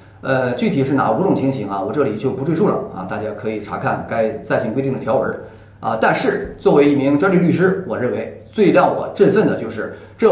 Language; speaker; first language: Chinese; native; Chinese